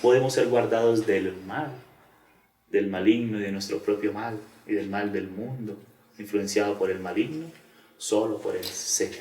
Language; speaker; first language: Spanish; native; Spanish